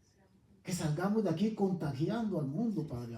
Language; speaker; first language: Spanish; native; Spanish